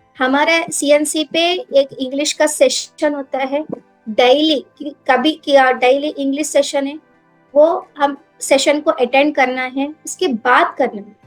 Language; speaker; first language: Hindi; non-native, local second language; Telugu